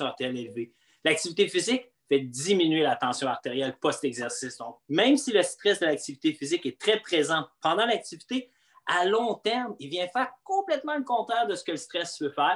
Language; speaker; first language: French; native; French